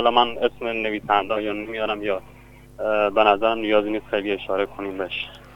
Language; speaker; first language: Persian; non-native, local second language; Kurdish